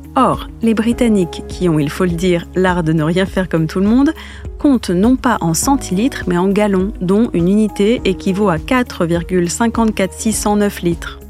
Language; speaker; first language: French; native; French